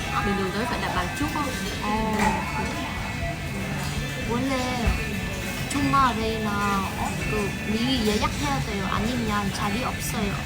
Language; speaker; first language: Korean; non-native, learner; Vietnamese